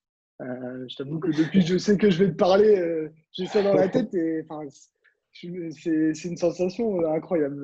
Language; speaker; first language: French; native; French